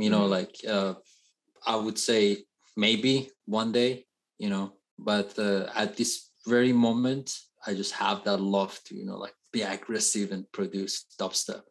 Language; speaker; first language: English; non-native, fluent; Persian